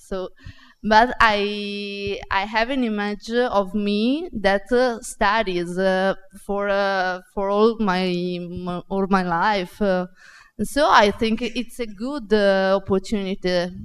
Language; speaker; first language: English; non-native, fluent; Italian